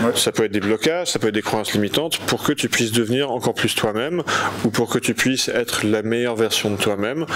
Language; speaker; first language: French; native; French